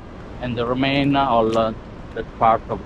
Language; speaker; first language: English; non-native, learner; Italian